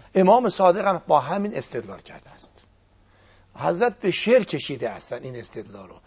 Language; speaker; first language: Persian; non-native, local second language; Azerbaijani